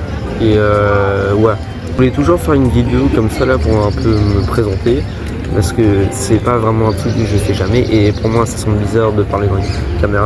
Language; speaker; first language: French; early bilingual, other home language; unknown